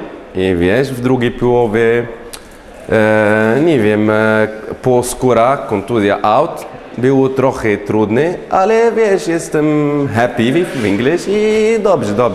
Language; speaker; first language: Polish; non-native, learner; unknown